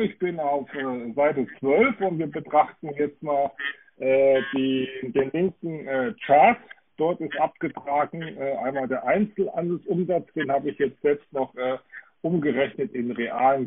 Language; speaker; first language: German; native; German